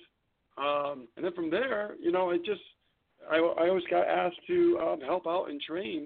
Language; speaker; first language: English; native; English